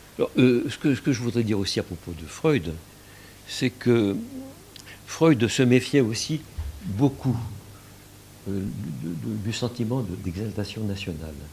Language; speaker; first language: French; early bilingual, other home language; Yiddish